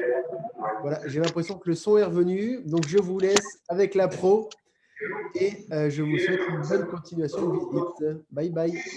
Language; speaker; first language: French; native; French